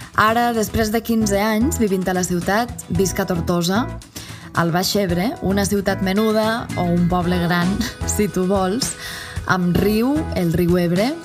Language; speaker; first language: Catalan; native; Catalan